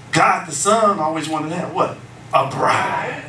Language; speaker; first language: English; native; English